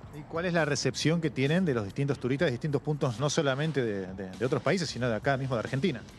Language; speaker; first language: Spanish; native; Spanish